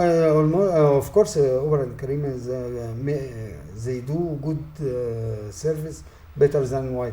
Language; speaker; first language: English; non-native, learner; Arabic